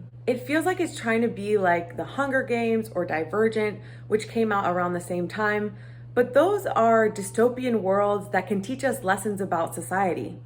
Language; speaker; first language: English; native; English